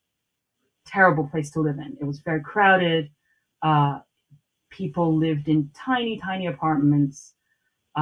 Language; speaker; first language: English; non-native, local second language; Cantonese